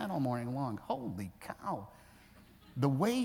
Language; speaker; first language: English; native; English